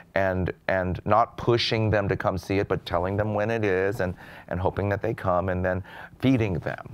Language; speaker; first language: English; native; English